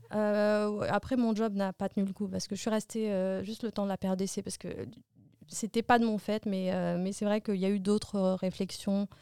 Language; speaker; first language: French; early bilingual, other home language; Arabic